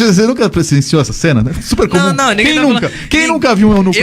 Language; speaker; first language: Portuguese; native; Portuguese